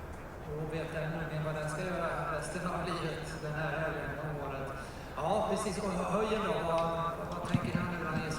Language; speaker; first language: Swedish; native; Swedish